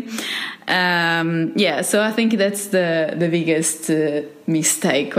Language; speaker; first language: English; non-native, fluent; Portuguese